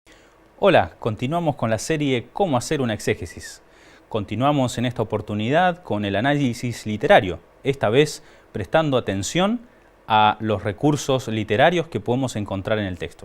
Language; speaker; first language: Spanish; native; Spanish